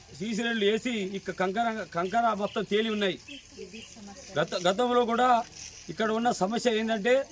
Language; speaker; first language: Telugu; non-native, local second language; Lambadi